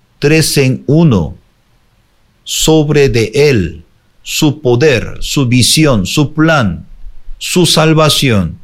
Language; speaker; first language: Spanish; non-native, fluent; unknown